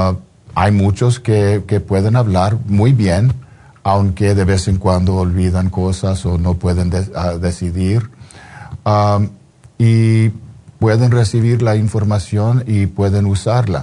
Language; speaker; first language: Spanish; non-native, fluent; English